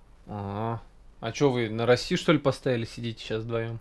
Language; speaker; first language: Russian; native; Russian